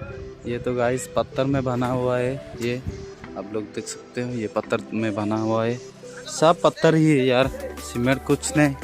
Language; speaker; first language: Hindi; non-native, local second language; Odia